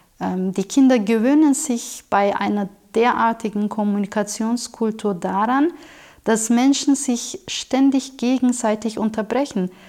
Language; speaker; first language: German; non-native, fluent; Turkish